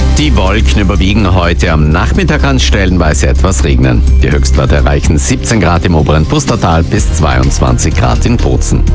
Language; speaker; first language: German; native; German